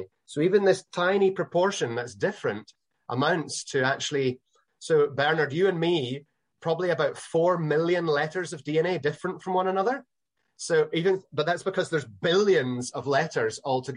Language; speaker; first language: English; native; English